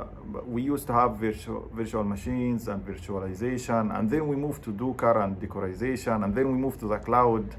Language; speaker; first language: English; non-native, fluent; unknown